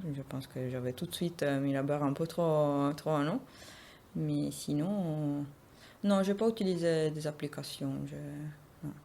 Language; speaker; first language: French; non-native, fluent; Italian